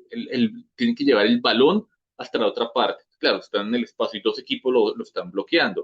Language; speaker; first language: Spanish; native; Spanish